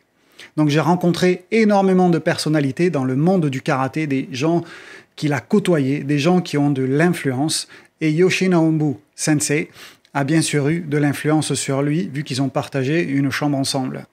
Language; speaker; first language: French; native; French